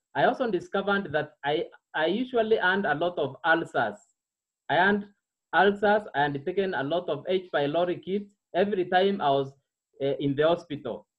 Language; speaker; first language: English; non-native, local second language; Meru